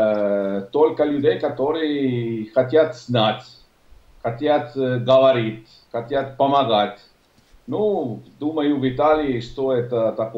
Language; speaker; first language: Russian; non-native, learner; Italian